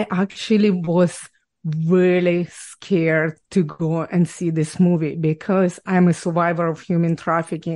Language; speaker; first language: English; non-native, fluent; Ukrainian